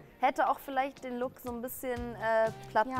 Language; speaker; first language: German; native; German